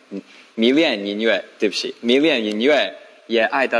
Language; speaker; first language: Chinese; non-native, learner; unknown